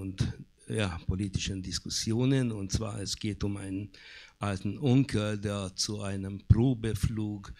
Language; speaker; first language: German; non-native, fluent; Hungarian